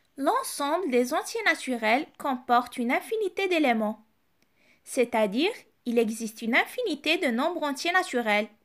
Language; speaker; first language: French; non-native, local second language; Arabic